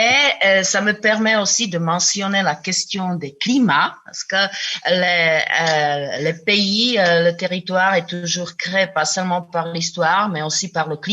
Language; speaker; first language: French; non-native, fluent; Czech